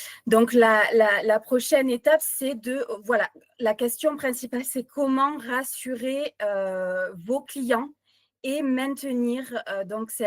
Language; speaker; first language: French; native; French